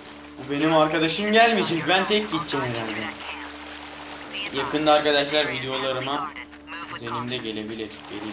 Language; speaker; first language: Turkish; native; Turkish